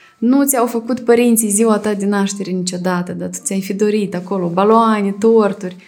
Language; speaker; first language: Romanian; native; Romanian